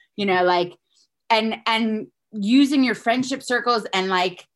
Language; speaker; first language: English; native; English